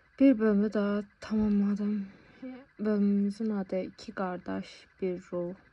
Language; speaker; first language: Azerbaijani; non-native, local second language; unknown